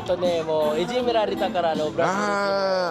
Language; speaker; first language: Japanese; non-native, fluent; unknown